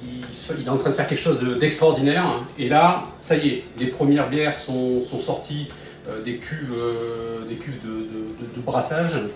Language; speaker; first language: French; native; French